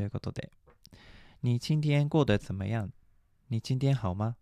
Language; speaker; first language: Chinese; early bilingual, heritage; Japanese